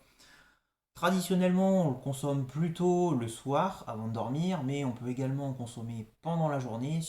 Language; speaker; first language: French; native; French